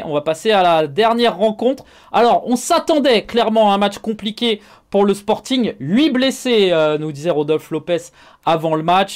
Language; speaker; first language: French; native; French